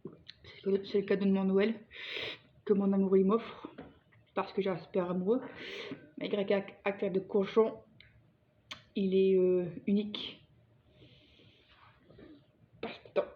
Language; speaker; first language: French; native; French